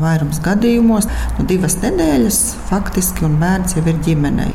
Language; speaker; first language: Latvian; native; Latvian